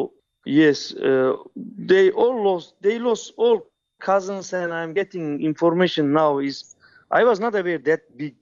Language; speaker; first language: English; non-native, fluent; Turkish